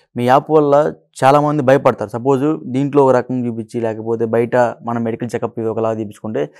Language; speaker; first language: Telugu; native; Telugu